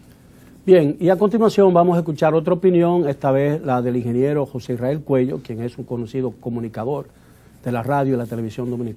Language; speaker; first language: Spanish; native; Spanish